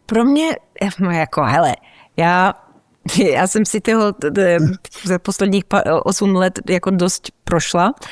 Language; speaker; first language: Czech; early bilingual, heritage; Czech